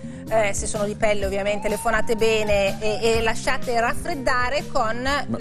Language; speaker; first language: Italian; native; Italian